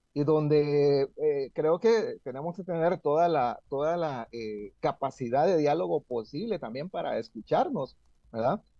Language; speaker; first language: Spanish; native; Spanish